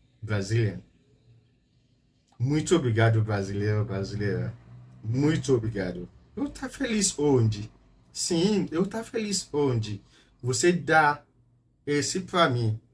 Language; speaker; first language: Portuguese; non-native, learner; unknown